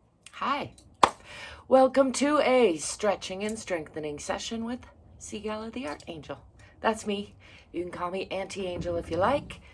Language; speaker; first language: English; native; English